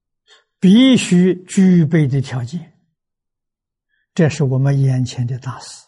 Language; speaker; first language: Chinese; native; Chinese